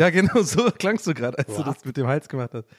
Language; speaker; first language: German; native; German